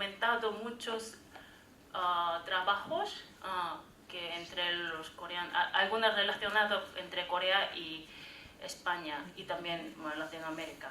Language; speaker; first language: Spanish; non-native, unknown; Korean